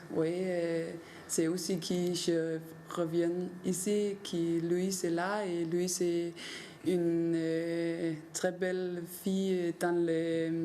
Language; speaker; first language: French; non-native, learner; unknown